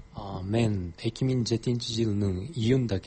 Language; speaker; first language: Kyrgyz; non-native, learner; Japanese